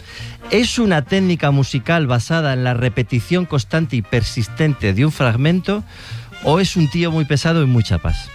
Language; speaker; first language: Spanish; native; Spanish